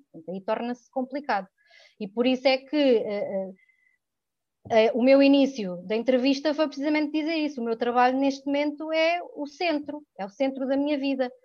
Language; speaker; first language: Portuguese; early bilingual, other home language; French